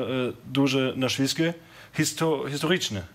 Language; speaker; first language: Polish; non-native, learner; German